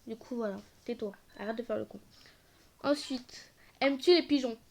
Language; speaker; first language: French; native; French